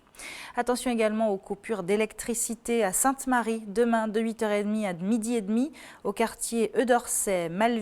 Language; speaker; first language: French; native; French